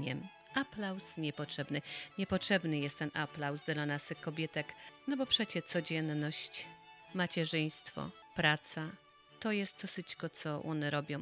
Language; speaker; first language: Polish; native; Polish